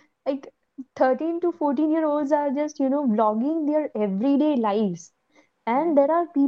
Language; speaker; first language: English; non-native, local second language; Gujarati